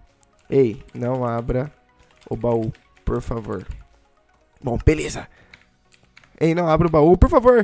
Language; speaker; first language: Portuguese; native; Portuguese